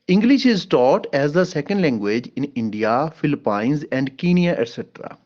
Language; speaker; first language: English; non-native, local second language; Punjabi